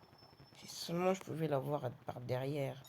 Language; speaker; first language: French; native; French